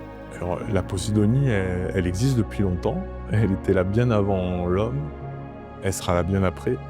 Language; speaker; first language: French; native; French